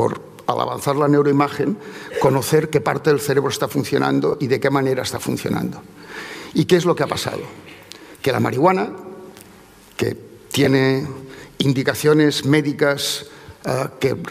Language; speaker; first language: Spanish; native; Spanish